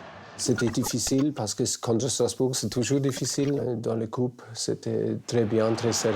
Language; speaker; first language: French; non-native, fluent; German